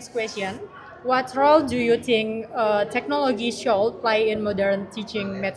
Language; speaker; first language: English; non-native, learner; Indonesian